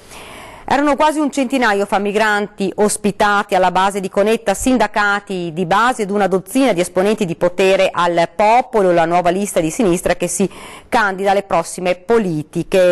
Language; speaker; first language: Italian; native; Italian